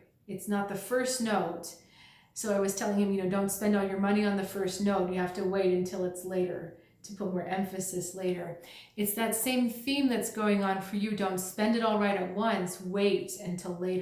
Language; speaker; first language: English; native; English